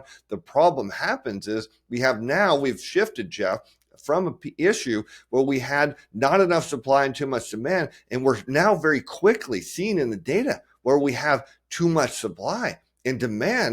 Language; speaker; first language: English; native; English